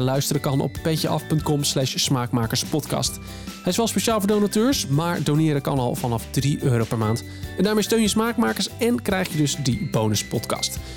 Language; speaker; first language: Dutch; native; Dutch